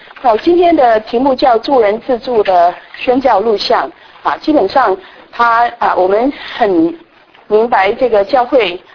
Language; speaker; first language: Chinese; non-native, local second language; Cantonese